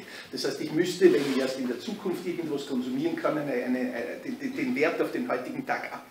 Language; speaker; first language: German; native; German